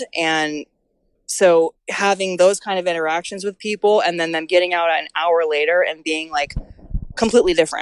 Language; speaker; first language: English; native; English